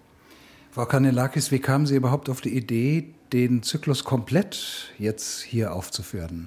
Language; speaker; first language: German; native; German